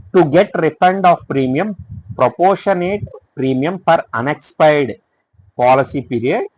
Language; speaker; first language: English; non-native, local second language; Telugu